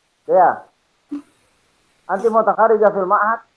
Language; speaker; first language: Arabic; non-native, fluent; Indonesian